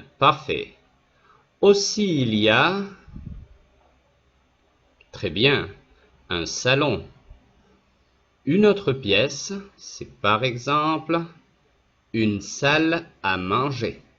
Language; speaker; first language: French; non-native, fluent; Spanish